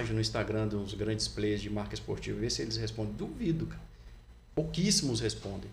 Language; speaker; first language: Portuguese; native; Portuguese